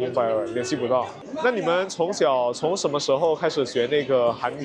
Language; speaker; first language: Chinese; non-native, fluent; Indonesian